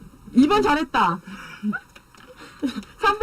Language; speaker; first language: Korean; native; Korean